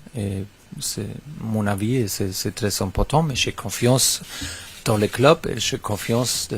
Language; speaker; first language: French; non-native, fluent; German